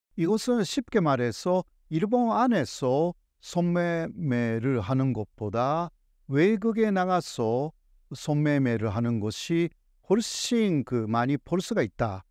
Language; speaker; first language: Korean; non-native, fluent; Japanese